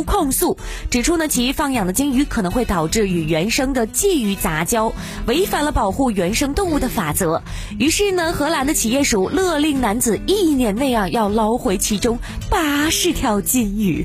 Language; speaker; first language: Chinese; native; Chinese